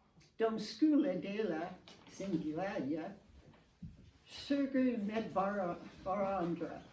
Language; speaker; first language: Swedish; non-native, learner; English